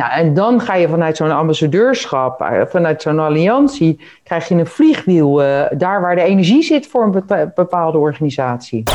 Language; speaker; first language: Dutch; native; Dutch